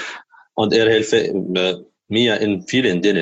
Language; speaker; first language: German; non-native, learner; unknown